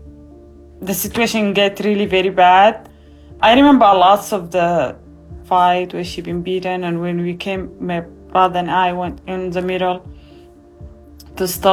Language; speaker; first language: English; non-native, fluent; Arabic